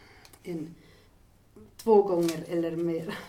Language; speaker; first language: Swedish; non-native, fluent; Finnish